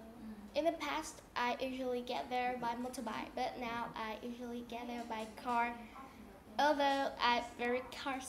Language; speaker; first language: English; non-native, learner; Vietnamese